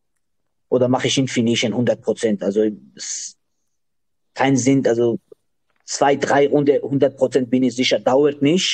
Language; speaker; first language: German; non-native, learner; Georgian